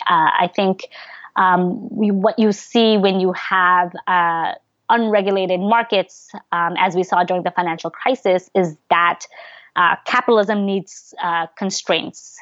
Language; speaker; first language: English; early bilingual, other home language; Bangla